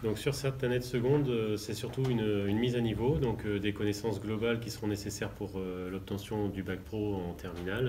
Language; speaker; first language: French; native; French